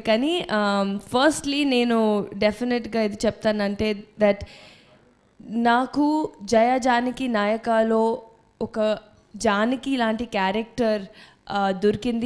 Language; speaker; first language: Telugu; non-native, fluent; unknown